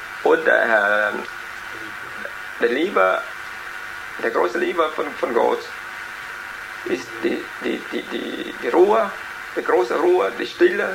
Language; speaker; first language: German; non-native, learner; Vietnamese